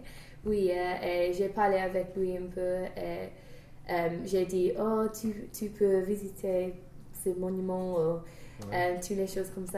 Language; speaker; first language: French; non-native, learner; English